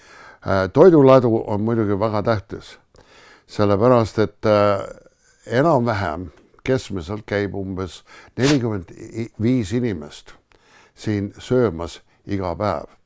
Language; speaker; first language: Estonian; non-native, fluent; English